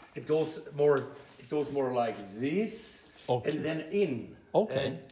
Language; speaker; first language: English; non-native, fluent; German